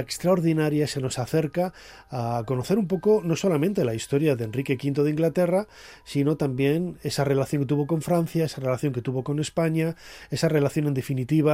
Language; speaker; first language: Spanish; native; Spanish